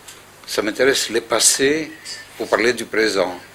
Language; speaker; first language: French; non-native, fluent; Greek